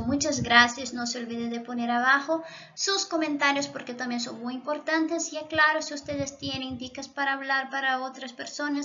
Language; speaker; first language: Spanish; non-native, local second language; Portuguese